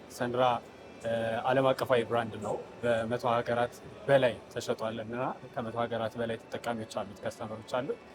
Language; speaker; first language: Amharic; native; Amharic